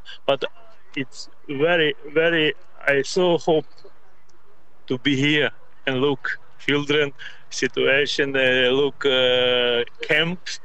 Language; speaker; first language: English; non-native, learner; Ukrainian